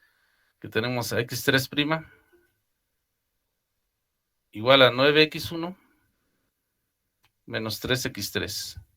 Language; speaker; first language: Spanish; native; Spanish